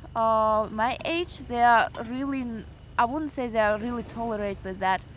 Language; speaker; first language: English; non-native, fluent; Russian